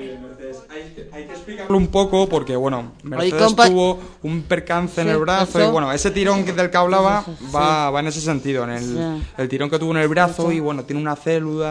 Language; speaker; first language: Spanish; native; Spanish